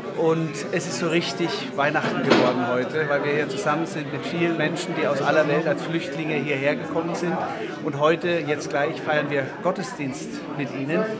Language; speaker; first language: German; native; German